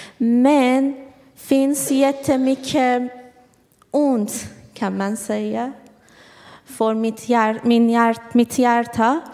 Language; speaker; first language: Swedish; non-native, learner; Persian